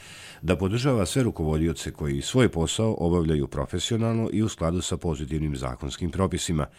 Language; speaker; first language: Serbian; native; Serbian